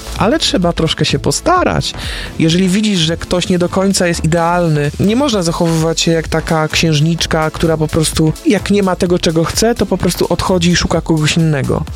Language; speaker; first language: Polish; native; Polish